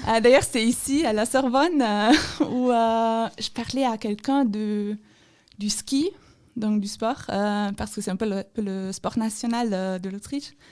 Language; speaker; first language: French; non-native, fluent; German